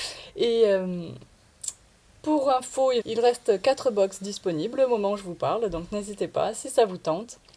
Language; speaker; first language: French; native; French